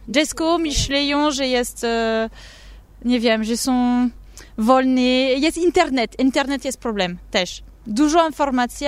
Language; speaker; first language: Polish; non-native, learner; French